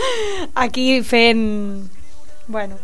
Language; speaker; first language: Catalan; native; Catalan